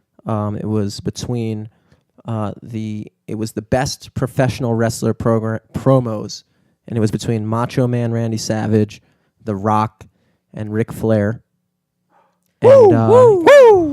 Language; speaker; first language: English; native; English